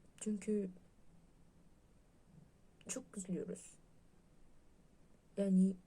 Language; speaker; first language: Turkish; non-native, learner; Russian